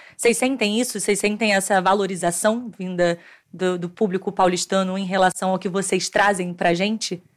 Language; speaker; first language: Portuguese; native; Portuguese